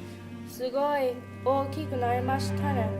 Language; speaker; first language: Japanese; non-native, learner; English